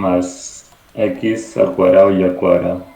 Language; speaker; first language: Spanish; native; Spanish